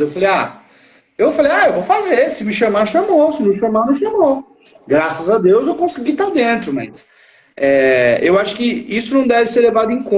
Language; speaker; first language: Portuguese; native; Portuguese